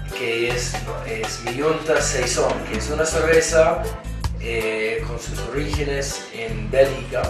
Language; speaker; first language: Spanish; non-native, fluent; English